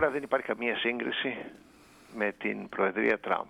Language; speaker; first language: Greek; native; Greek